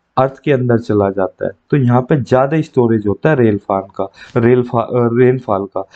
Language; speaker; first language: Hindi; native; Hindi